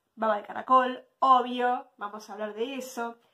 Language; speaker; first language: Spanish; native; Spanish